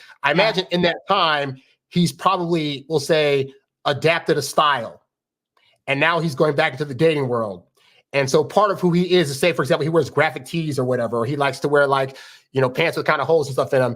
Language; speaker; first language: English; native; English